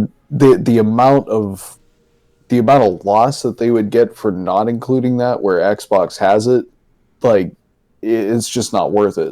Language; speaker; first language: English; native; English